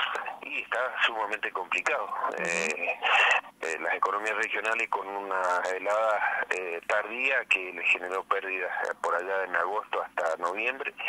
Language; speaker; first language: Spanish; native; Spanish